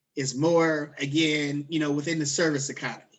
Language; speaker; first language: English; native; English